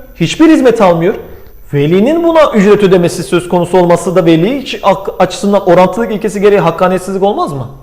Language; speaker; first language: Turkish; native; Turkish